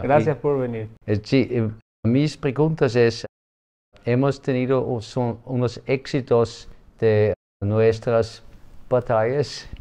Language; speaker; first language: Spanish; non-native, learner; German